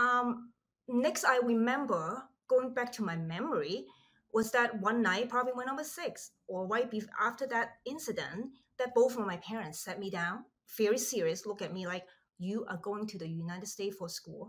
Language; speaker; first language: English; non-native, local second language; Cantonese